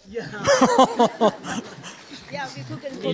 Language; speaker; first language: German; non-native, learner; Amharic